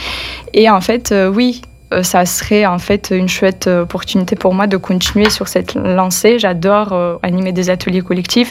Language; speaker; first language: French; non-native, fluent; Russian